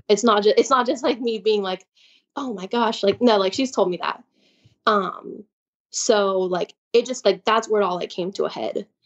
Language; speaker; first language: English; native; English